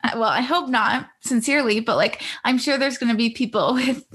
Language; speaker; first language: English; native; English